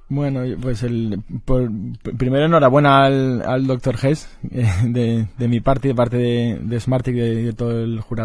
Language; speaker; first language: Spanish; native; Spanish